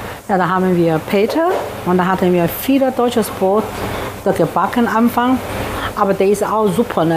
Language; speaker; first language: German; non-native, fluent; Chinese